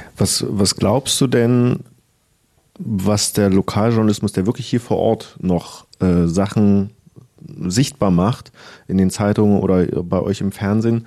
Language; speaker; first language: German; native; German